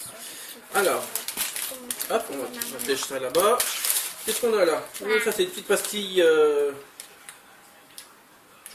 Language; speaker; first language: French; native; French